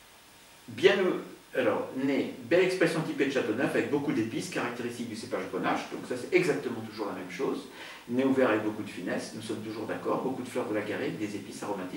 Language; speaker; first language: French; native; French